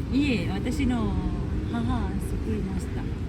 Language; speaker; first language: Japanese; non-native, learner; Sinhala